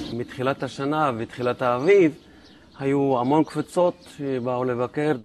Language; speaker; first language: Hebrew; non-native, local second language; Arabic